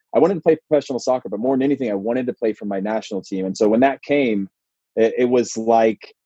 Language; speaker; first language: English; native; English